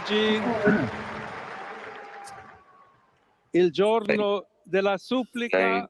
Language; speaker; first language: Italian; non-native, fluent; English